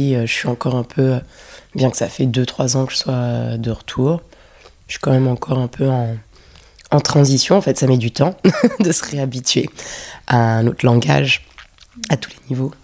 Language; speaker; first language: French; native; French